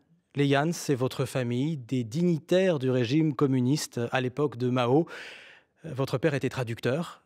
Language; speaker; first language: French; native; French